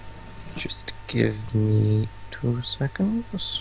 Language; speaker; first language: English; native; English